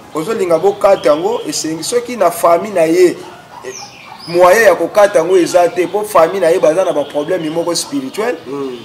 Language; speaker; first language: Lingala; non-native, local second language; Kongo